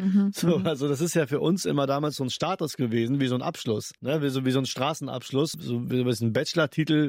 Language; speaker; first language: German; early bilingual, other home language; Albanian